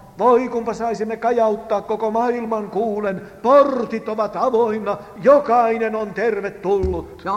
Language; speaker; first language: Finnish; native; Finnish